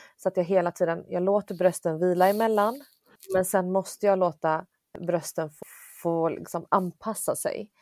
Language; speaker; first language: Swedish; early bilingual, other home language; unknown